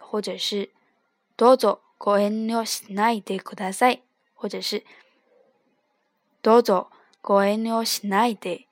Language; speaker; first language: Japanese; non-native, fluent; Chinese